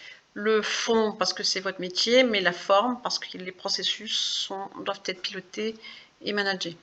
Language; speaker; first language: French; native; French